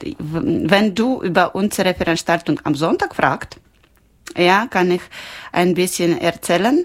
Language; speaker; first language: German; non-native, learner; Ukrainian